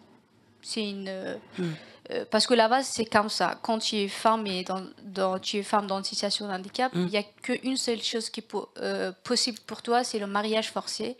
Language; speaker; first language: French; non-native, learner; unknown